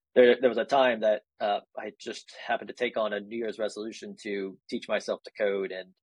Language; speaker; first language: English; native; English